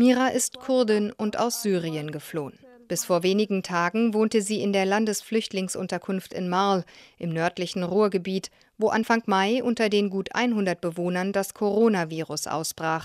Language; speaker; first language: German; native; German